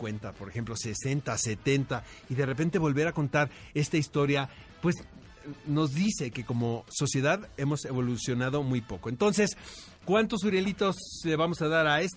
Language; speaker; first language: Spanish; native; Spanish